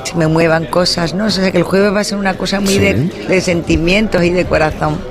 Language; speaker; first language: Spanish; native; Spanish